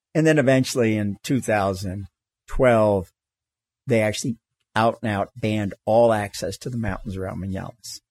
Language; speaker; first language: English; native; English